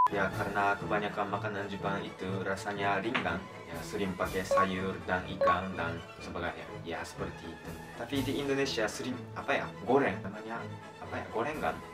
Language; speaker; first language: Indonesian; non-native, fluent; Japanese